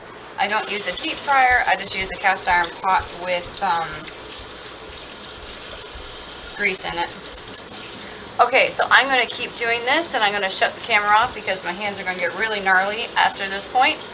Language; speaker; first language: English; native; English